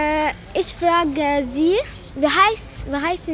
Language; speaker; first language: German; non-native, learner; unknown